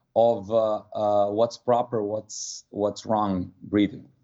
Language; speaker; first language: English; non-native, fluent; Serbian